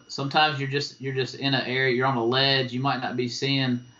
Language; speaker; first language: English; native; English